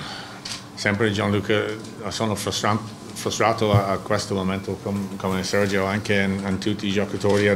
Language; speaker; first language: Italian; non-native, learner; English